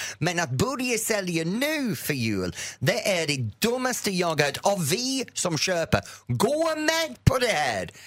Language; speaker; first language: Swedish; non-native, fluent; English